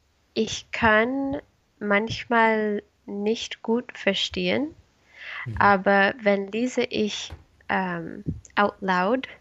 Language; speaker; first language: German; non-native, learner; Spanish